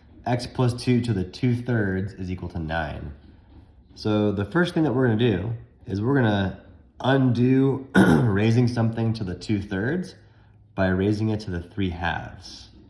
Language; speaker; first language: English; native; English